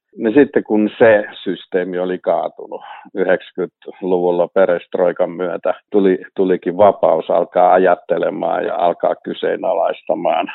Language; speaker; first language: Finnish; native; Finnish